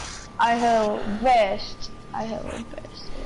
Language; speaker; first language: English; non-native, learner; Slovak